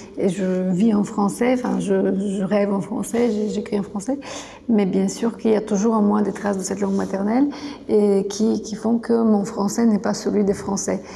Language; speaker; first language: French; non-native, fluent; Bulgarian